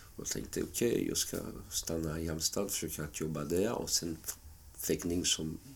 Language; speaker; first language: Swedish; non-native, fluent; French